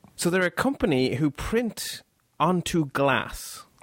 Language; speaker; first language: English; non-native, fluent; Dutch